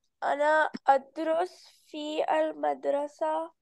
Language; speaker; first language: Arabic; non-native, learner; Urdu